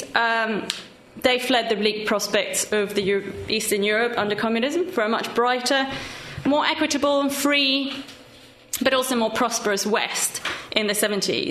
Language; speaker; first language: English; non-native, fluent; Swedish